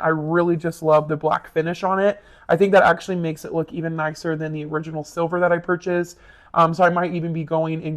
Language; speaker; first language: English; native; English